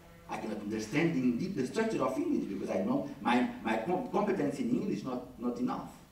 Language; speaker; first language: English; non-native, fluent; Portuguese